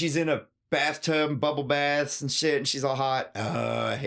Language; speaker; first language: English; native; English